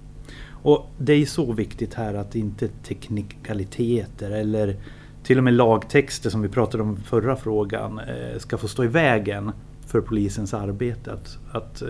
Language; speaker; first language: Swedish; native; Swedish